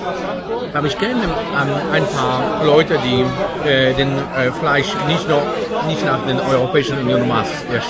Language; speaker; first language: German; non-native, fluent; Polish